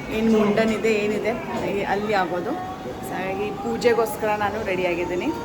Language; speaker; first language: Kannada; native; Kannada